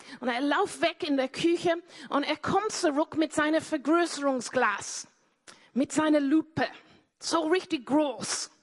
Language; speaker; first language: German; non-native, fluent; English